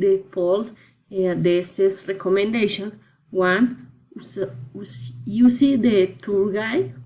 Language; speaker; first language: English; non-native, learner; Spanish